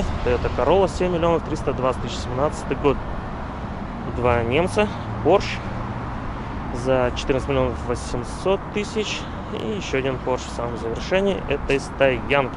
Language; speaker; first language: Russian; native; Russian